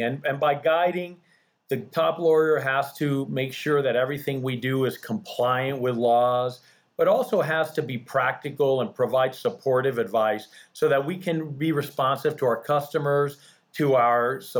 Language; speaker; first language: English; early bilingual, other home language; Spanish